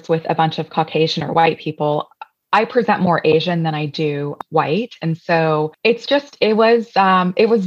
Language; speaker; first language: English; native; English